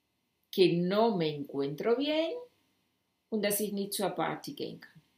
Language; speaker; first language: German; non-native, fluent; Spanish